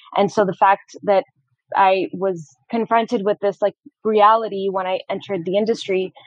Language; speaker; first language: English; non-native, fluent; Arabic